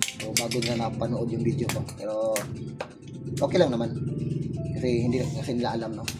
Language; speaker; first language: Filipino; non-native, local second language; Cebuano